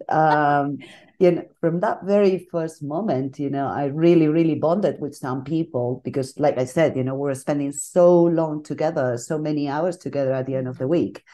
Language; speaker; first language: English; non-native, fluent; Spanish